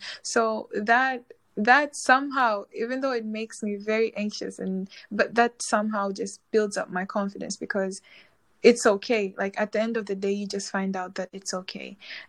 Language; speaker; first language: English; non-native, local second language; Swahili